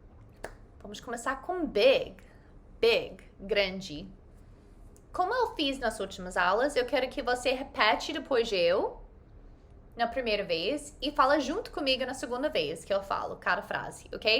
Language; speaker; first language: Portuguese; non-native, fluent; English